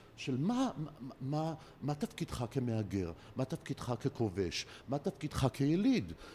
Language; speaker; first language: Hebrew; native; Hebrew